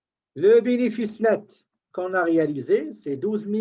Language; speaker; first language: French; native; French